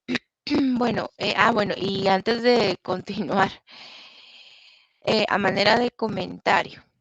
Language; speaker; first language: Spanish; native; Spanish